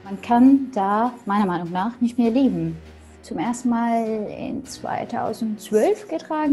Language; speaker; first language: German; non-native, fluent; Arabic